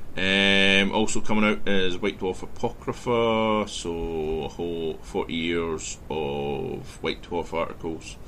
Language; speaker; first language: English; native; English